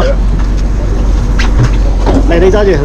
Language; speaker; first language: Chinese; native; Chinese